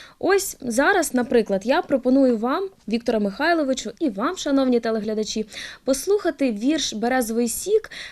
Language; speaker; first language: Ukrainian; native; Ukrainian